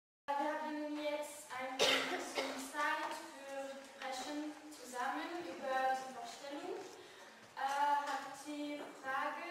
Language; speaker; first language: German; non-native, learner; French